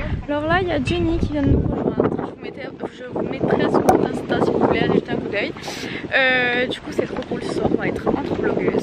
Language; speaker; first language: French; native; French